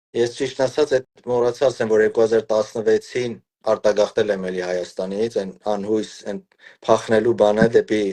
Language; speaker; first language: Armenian; early bilingual, heritage; Armenian